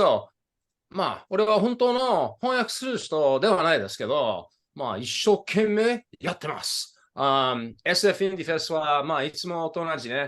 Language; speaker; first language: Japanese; non-native, fluent; English